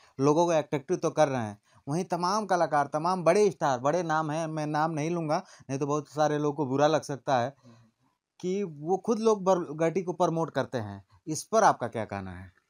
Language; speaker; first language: Hindi; native; Hindi